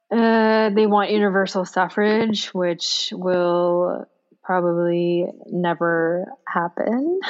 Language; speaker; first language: English; non-native, local second language; Cantonese